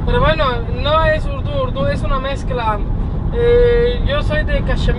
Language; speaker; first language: Spanish; non-native, learner; Urdu